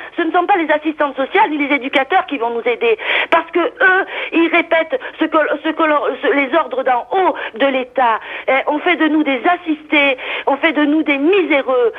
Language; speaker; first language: French; native; French